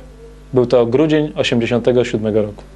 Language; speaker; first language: Polish; native; Polish